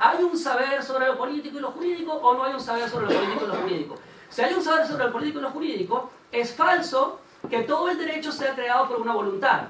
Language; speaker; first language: Spanish; native; Spanish